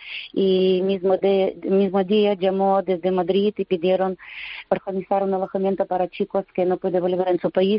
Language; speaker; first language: Spanish; non-native, learner; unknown